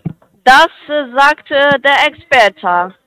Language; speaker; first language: German; non-native, learner; Spanish